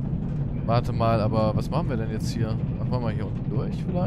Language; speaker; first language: German; native; German